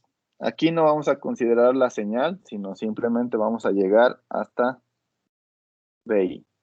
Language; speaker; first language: Spanish; native; Spanish